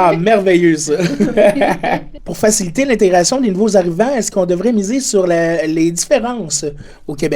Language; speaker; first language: French; native; French